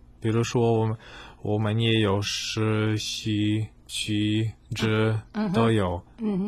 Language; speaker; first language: Chinese; non-native, fluent; Polish